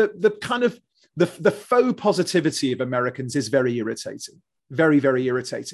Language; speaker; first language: English; native; English